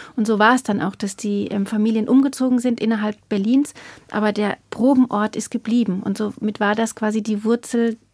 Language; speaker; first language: German; native; German